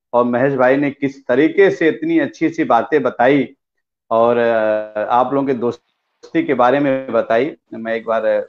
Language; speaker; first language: Hindi; non-native, local second language; Bhojpuri